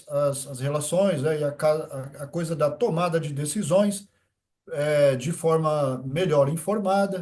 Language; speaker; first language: Portuguese; native; Portuguese